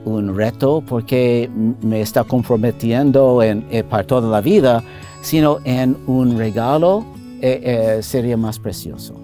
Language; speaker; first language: Spanish; non-native, fluent; English